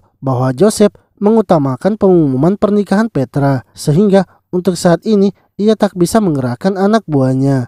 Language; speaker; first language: Indonesian; native; Indonesian